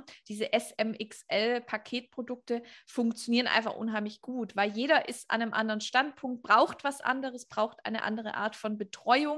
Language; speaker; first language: German; native; German